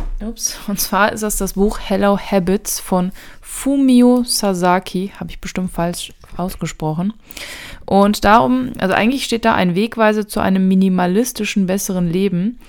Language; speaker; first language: German; native; German